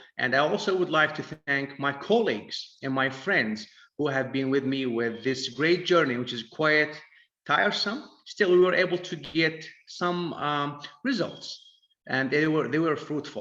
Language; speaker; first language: English; non-native, fluent; Arabic